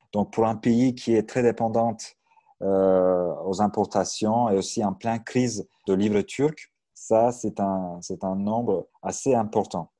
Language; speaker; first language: French; non-native, fluent; Turkish